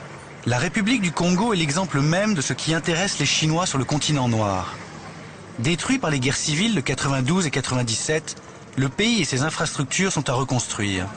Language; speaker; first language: French; native; French